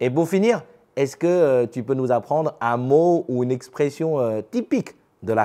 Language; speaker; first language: French; native; French